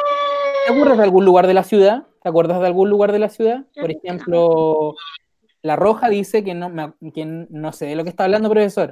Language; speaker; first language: Spanish; native; Spanish